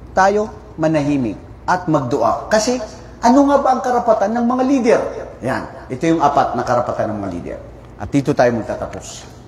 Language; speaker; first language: Filipino; non-native, local second language; Maranao